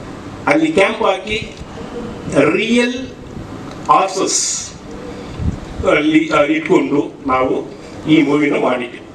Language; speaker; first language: Kannada; non-native, learner; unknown